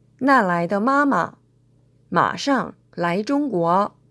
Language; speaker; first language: Chinese; non-native, fluent; Korean